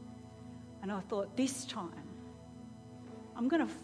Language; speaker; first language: English; native; English